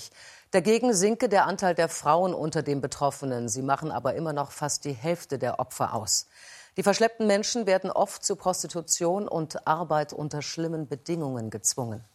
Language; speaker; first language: German; native; German